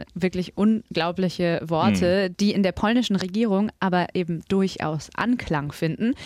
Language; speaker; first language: German; native; German